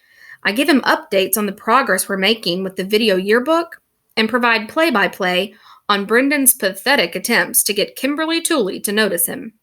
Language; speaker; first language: English; native; English